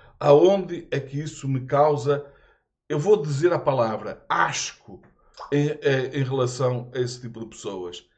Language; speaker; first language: Portuguese; native; Portuguese